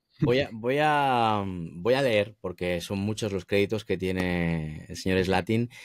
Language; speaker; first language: Spanish; native; Spanish